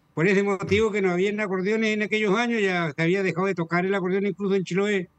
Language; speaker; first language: Spanish; native; Spanish